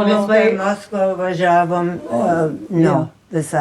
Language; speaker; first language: Lithuanian; early bilingual, heritage; Lithuanian